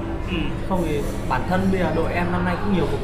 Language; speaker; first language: Vietnamese; native; Vietnamese